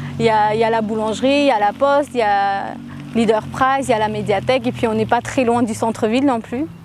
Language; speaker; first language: French; early bilingual, other home language; Armenian